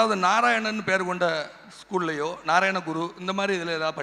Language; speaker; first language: Tamil; native; Tamil